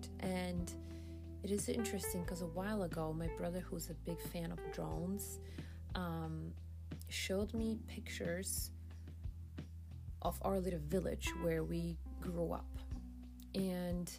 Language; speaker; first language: English; non-native, fluent; Polish